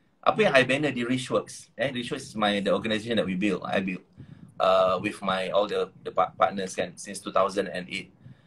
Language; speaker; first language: English; non-native, local second language; Malay